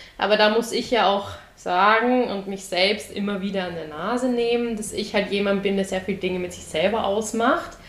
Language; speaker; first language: German; native; German